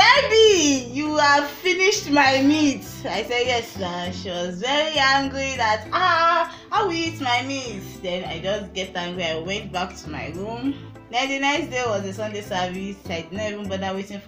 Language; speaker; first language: English; non-native, local second language; Yoruba